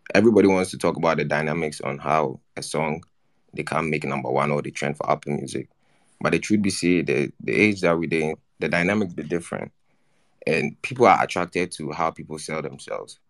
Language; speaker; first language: English; non-native, local second language; Akan